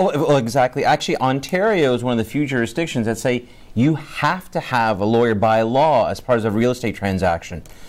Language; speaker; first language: English; native; English